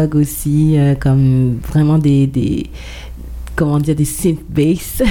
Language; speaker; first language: French; native; French